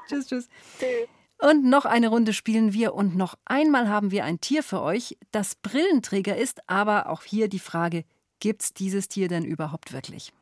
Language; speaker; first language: German; native; German